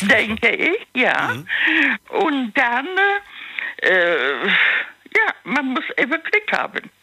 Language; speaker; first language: German; non-native, learner; Czech